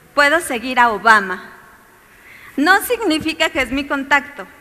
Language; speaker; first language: Spanish; native; Spanish